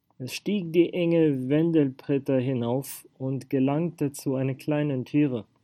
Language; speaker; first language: German; non-native, fluent; Swedish